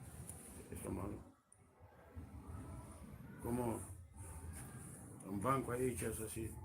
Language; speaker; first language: Spanish; non-native, learner; Romanian